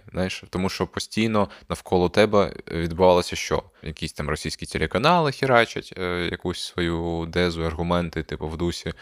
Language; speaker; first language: Ukrainian; non-native, local second language; Russian